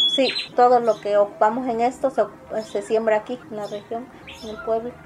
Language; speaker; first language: Spanish; native; Spanish